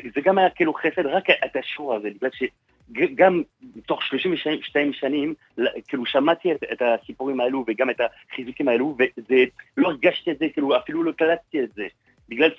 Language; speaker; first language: Hebrew; non-native, fluent; French